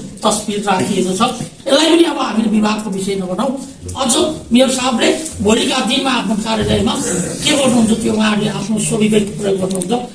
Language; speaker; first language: Nepali; native; Nepali